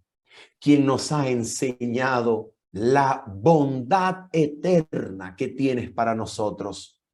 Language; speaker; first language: Spanish; native; Spanish